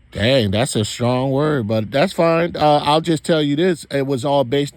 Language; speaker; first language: English; native; English